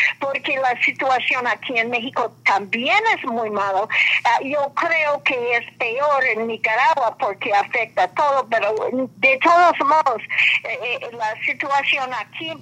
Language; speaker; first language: Spanish; non-native, fluent; English